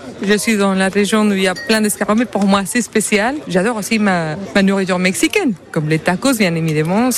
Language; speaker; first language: French; non-native, fluent; Spanish